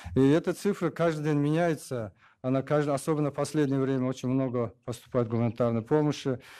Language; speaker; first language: Russian; non-native, local second language; Kyrgyz